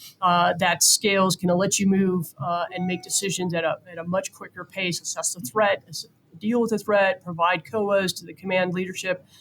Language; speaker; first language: English; native; English